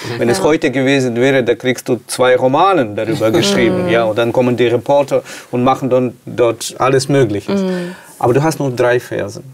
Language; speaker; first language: German; non-native, fluent; Russian